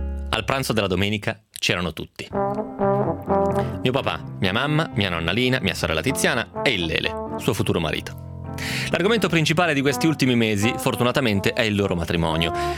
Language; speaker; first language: Italian; native; Italian